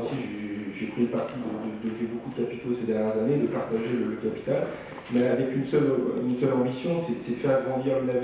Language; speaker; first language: French; native; French